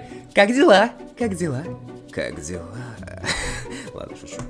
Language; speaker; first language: Russian; non-native, local second language; Kazakh